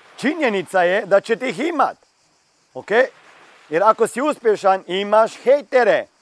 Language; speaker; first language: Croatian; early bilingual, heritage; Croatian